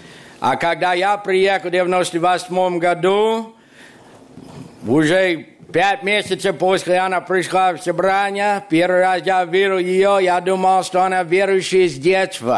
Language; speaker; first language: Russian; non-native, fluent; English